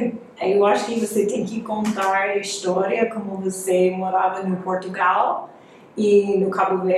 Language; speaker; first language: Portuguese; non-native, fluent; English